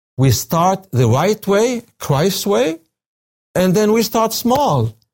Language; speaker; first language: English; non-native, fluent; Arabic